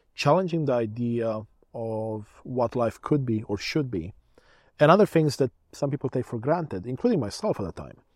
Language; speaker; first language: English; early bilingual, other home language; Romanian